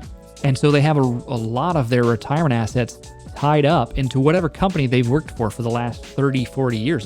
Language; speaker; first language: English; native; English